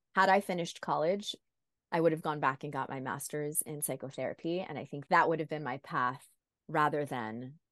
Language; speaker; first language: English; native; English